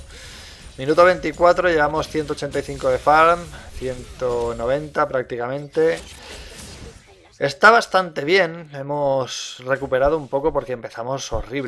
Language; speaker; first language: Spanish; native; Spanish